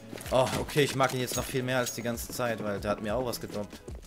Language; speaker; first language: German; native; German